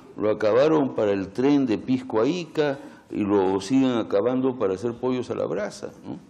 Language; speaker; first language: Spanish; native; Spanish